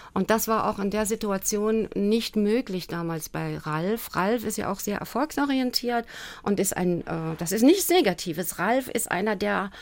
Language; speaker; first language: German; native; German